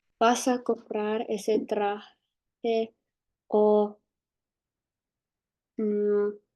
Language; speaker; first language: Spanish; non-native, learner; English